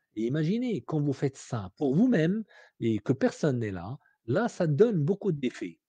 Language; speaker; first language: French; non-native, local second language; Arabic